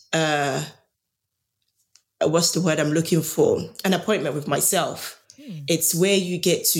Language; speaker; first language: English; non-native, local second language; Yoruba